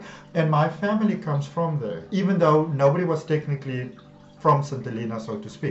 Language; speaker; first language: English; native; English